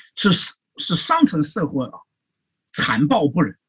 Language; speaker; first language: Chinese; native; Chinese